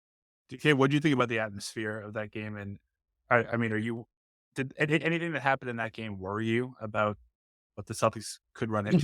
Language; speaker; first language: English; native; English